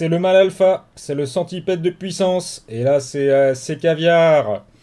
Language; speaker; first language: French; native; French